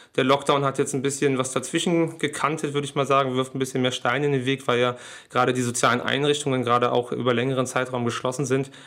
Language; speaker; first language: German; native; German